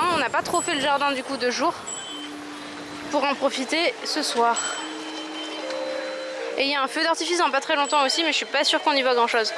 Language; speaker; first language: French; native; French